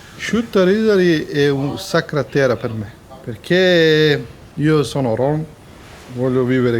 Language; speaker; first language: Italian; non-native, learner; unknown